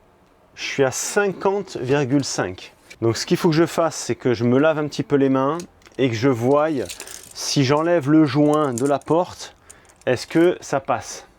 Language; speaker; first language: French; native; French